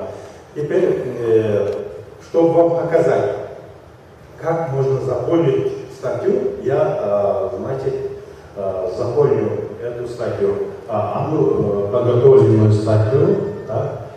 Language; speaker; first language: Russian; non-native, local second language; Kyrgyz